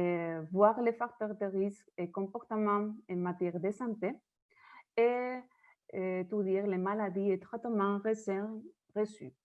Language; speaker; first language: French; non-native, fluent; Spanish